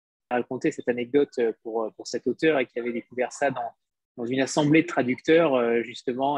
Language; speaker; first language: French; native; French